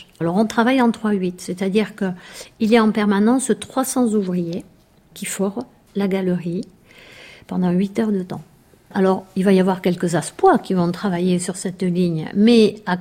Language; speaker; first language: French; native; French